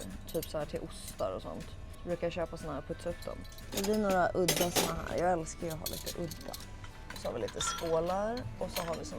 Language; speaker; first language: Swedish; native; Swedish